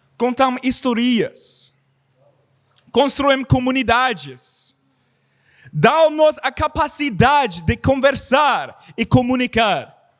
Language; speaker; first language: Portuguese; non-native, learner; English